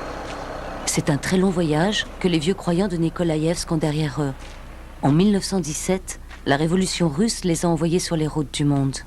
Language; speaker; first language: French; native; French